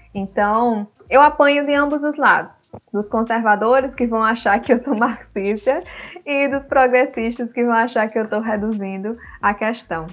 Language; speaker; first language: Portuguese; early bilingual, other home language; Upper Guinea Crioulo